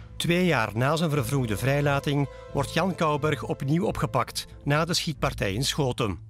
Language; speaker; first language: Dutch; native; Dutch